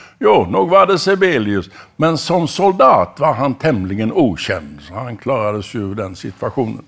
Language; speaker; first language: Swedish; native; Swedish